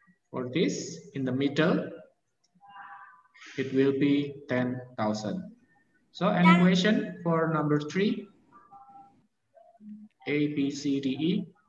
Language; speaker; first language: English; non-native, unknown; Indonesian